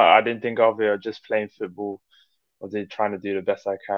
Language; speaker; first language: English; native; English